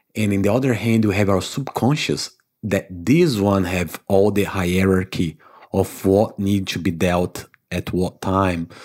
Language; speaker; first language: English; non-native, fluent; Portuguese